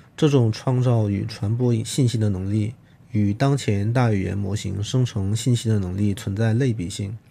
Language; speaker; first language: Chinese; non-native, local second language; Cantonese